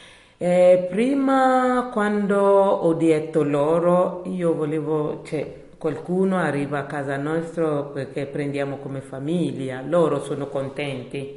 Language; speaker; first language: Italian; non-native, learner; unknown